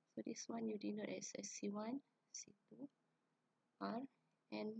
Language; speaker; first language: English; non-native, local second language; Malay